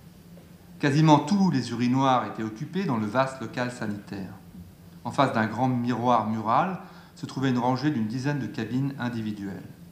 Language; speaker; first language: French; native; French